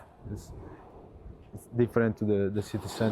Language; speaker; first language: English; non-native, learner; Italian